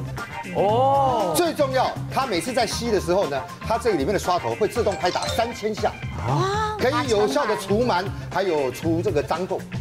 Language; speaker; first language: Chinese; native; Chinese